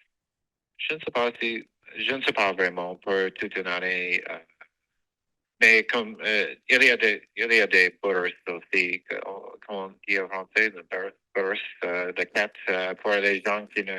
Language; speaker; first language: French; non-native, fluent; English